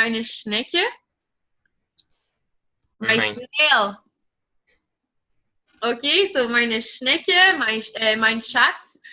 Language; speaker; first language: German; non-native, fluent; French